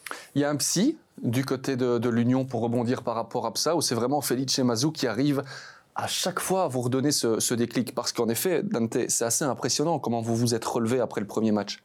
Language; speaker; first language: French; native; French